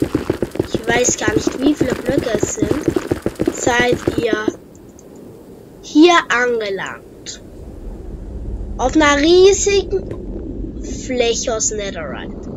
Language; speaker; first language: German; native; German